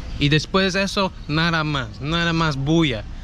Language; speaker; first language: Spanish; non-native, learner; English